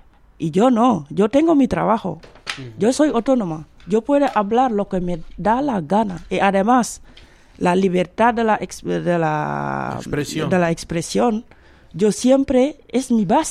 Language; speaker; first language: Spanish; non-native, fluent; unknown